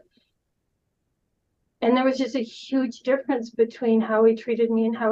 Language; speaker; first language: English; native; English